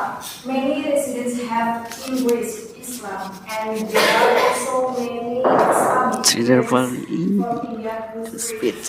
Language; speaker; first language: English; non-native, learner; Indonesian